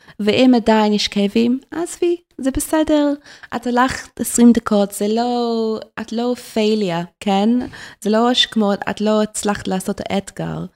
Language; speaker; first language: Hebrew; non-native, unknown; English